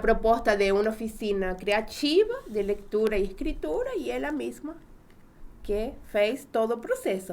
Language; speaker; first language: Portuguese; non-native, fluent; Spanish